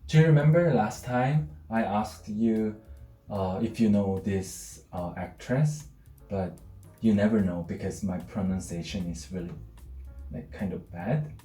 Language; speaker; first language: English; non-native, fluent; Korean